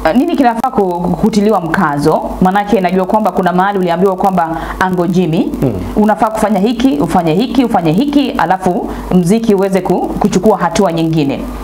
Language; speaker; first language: Swahili; non-native, local second language; Luyia